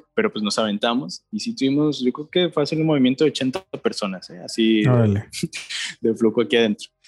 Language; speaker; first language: Spanish; native; Spanish